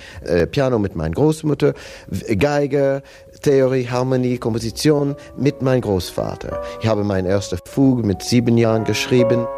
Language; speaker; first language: German; non-native, fluent; English